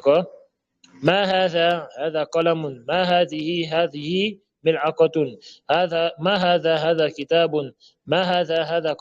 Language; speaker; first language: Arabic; non-native, fluent; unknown